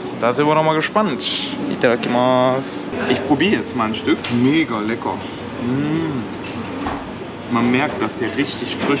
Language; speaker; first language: German; native; German